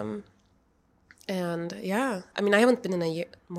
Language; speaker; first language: English; non-native, fluent; Turkish